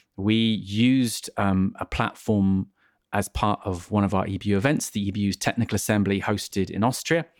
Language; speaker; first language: English; native; English